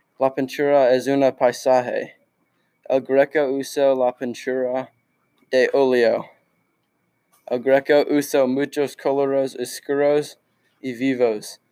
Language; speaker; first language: Spanish; non-native, learner; English